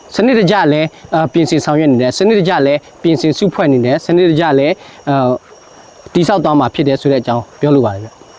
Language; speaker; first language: Burmese; non-native, local second language; S'gaw Karen